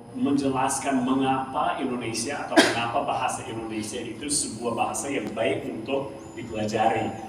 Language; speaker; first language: Indonesian; non-native, fluent; English